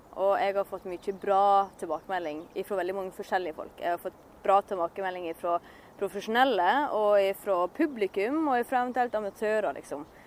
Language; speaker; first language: Norwegian; native; Norwegian